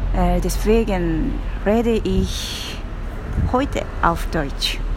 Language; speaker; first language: German; non-native, learner; Japanese